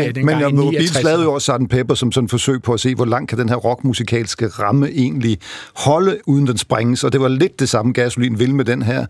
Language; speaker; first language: Danish; native; Danish